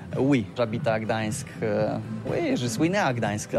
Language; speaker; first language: French; non-native, learner; Polish